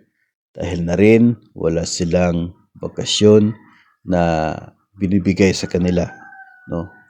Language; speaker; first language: Filipino; native; Filipino